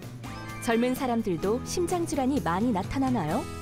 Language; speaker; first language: Korean; native; Korean